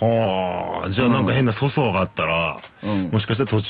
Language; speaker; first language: Japanese; native; Japanese